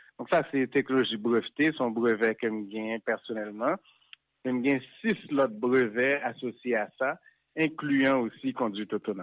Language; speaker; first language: French; non-native, local second language; Haitian Creole